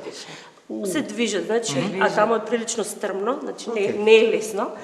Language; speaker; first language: Macedonian; native; Macedonian